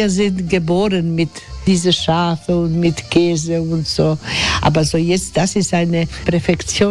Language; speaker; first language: German; non-native, learner; Croatian